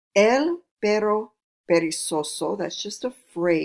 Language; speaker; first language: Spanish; non-native, fluent; English